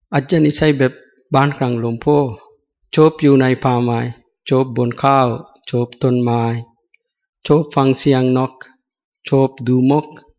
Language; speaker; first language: Thai; non-native, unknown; Sinhala